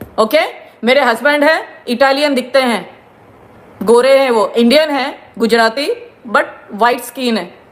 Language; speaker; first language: Hindi; non-native, local second language; Gujarati